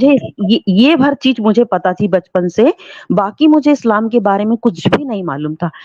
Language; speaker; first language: Hindi; native; Hindi